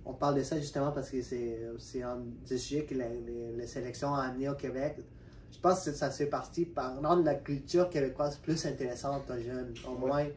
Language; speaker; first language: French; non-native, fluent; Spanish